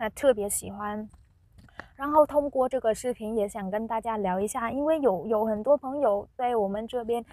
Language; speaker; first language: Chinese; non-native, fluent; Vietnamese